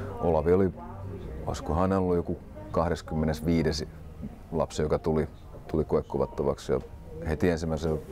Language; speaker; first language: Finnish; native; Finnish